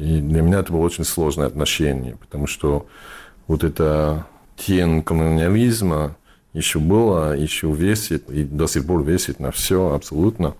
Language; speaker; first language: Russian; non-native, fluent; English